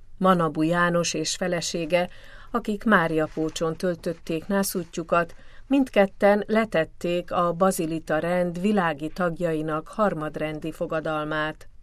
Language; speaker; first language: Hungarian; native; Hungarian